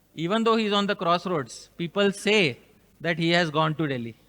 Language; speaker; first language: English; non-native, local second language; Hindi